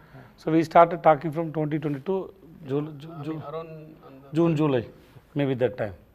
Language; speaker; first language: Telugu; non-native, learner; Tamil